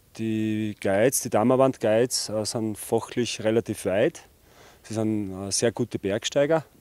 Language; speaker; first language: German; native; German